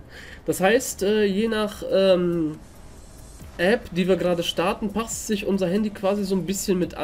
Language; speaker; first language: German; native; German